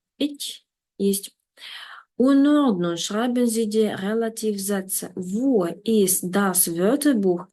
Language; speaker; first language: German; non-native, fluent; Ukrainian